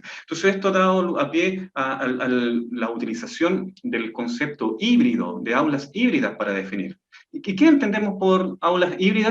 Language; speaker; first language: Spanish; native; Spanish